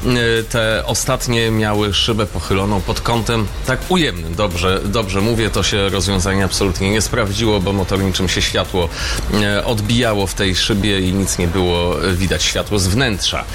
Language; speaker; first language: Polish; native; Polish